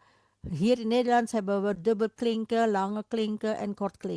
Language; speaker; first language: Dutch; non-native, fluent; Indonesian